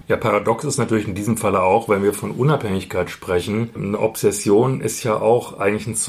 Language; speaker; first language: German; native; German